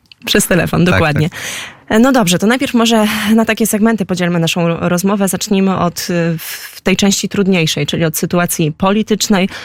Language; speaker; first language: Polish; native; Polish